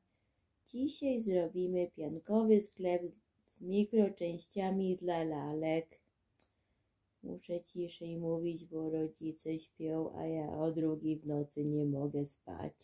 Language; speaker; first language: Polish; early bilingual, heritage; Polish